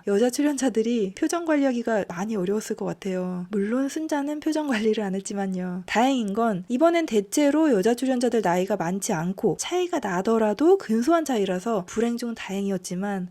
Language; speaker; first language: Korean; native; Korean